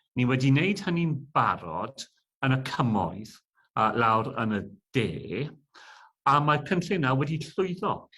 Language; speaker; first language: Welsh; non-native, local second language; English